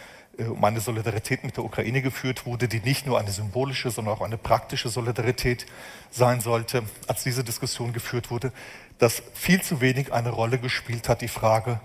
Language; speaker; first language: German; native; German